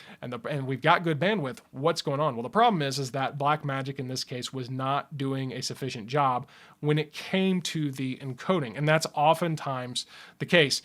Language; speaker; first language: English; native; English